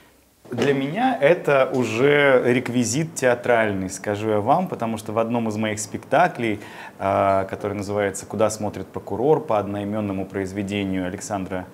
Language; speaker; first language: Russian; native; Russian